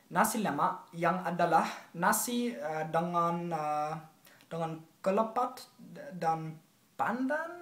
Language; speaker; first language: Indonesian; non-native, learner; English